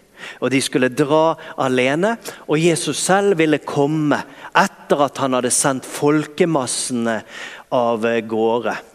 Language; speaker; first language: Norwegian; native; Norwegian